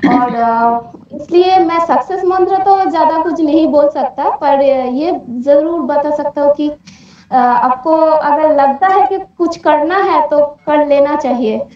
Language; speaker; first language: Hindi; native; Hindi